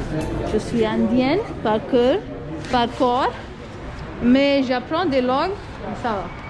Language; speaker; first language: French; non-native, fluent; Hindi